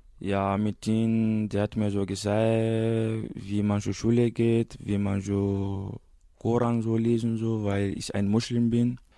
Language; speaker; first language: German; non-native, learner; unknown